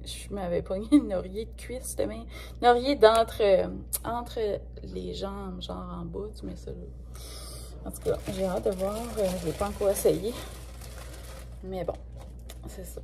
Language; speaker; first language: French; native; French